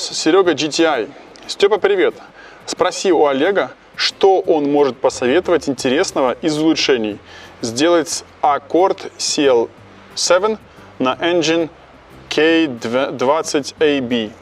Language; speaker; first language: Russian; native; Russian